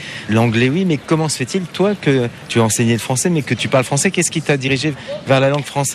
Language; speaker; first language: French; native; French